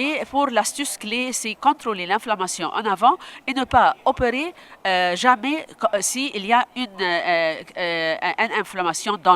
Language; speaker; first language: French; non-native, local second language; Arabic